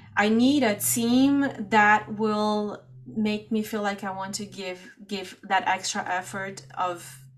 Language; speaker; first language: English; non-native, fluent; Portuguese